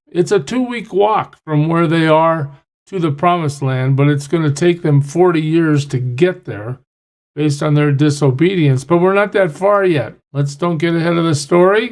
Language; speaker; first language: English; native; English